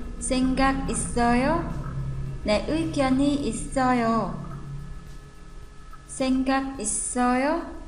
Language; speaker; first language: Korean; non-native, fluent; Vietnamese